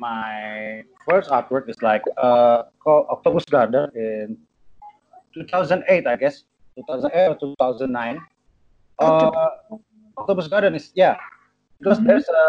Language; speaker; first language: English; non-native, learner; Indonesian